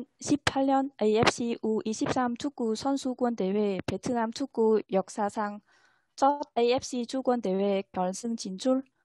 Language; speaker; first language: Korean; non-native, fluent; Vietnamese